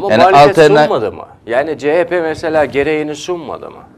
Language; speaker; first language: Turkish; native; Turkish